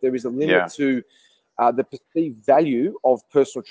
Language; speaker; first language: English; native; English